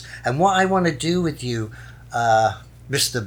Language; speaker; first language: English; native; English